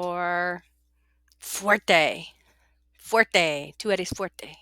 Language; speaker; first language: Spanish; non-native, fluent; English